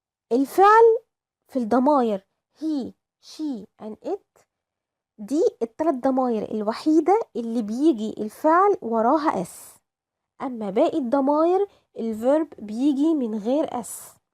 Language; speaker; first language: Arabic; native; Arabic